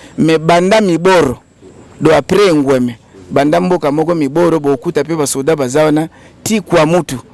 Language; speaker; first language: Lingala; non-native, local second language; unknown